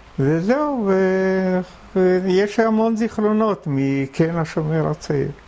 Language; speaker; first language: Hebrew; early bilingual, other home language; German